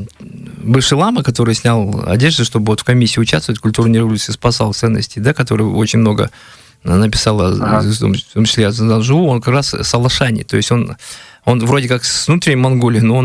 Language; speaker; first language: Russian; native; Russian